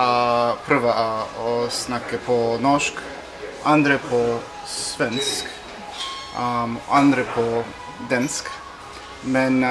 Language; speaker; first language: Norwegian; non-native, learner; English